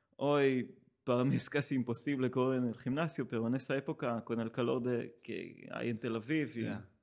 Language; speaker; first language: Spanish; non-native, learner; Hebrew